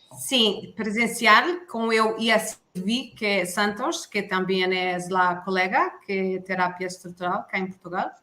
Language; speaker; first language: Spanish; non-native, learner; Portuguese